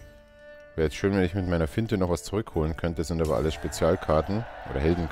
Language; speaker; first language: German; native; German